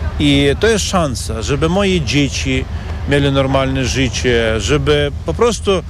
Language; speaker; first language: Polish; non-native, learner; Ukrainian